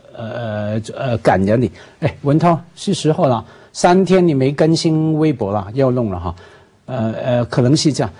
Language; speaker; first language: Chinese; non-native, local second language; Cantonese